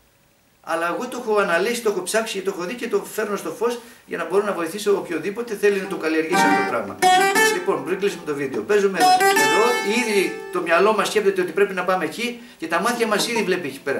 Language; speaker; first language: Greek; native; Greek